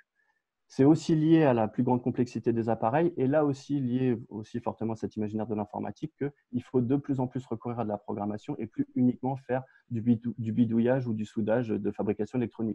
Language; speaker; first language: French; native; French